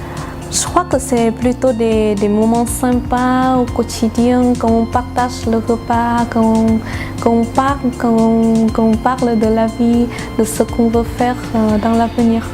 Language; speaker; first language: French; non-native, fluent; Vietnamese